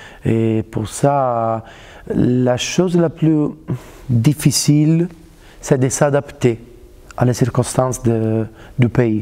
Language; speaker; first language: French; non-native, fluent; Italian